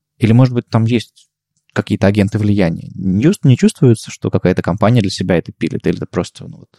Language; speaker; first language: Russian; native; Russian